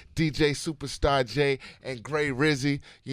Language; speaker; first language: English; native; English